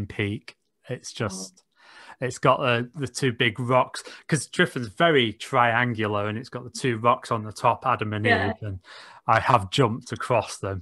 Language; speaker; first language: English; native; English